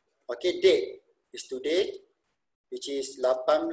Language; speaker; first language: English; non-native, local second language; Malay